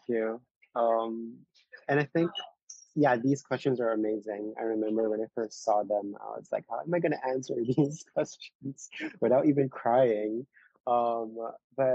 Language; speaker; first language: English; non-native, local second language; Filipino